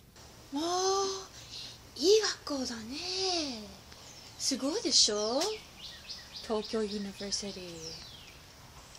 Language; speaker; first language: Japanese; non-native, learner; English